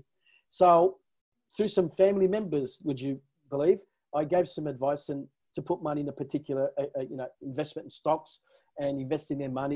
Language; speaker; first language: English; non-native, local second language; Italian